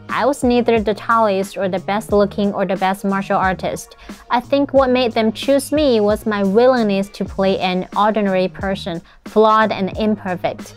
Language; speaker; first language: English; non-native, fluent; Chinese